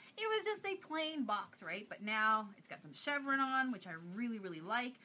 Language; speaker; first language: English; native; English